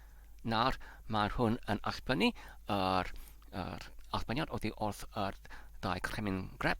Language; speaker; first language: Welsh; non-native, learner; Polish